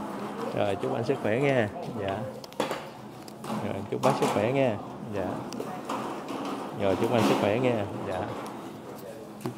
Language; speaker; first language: Vietnamese; native; Vietnamese